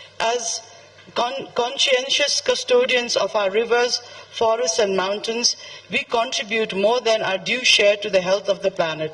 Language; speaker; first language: English; non-native, fluent; Nepali